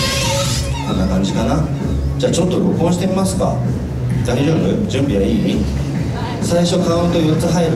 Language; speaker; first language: Japanese; native; Japanese